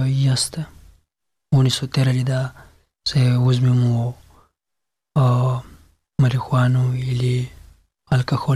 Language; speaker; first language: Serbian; non-native, learner; Pashto